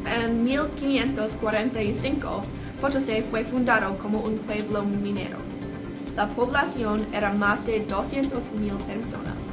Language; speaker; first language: Spanish; non-native, learner; English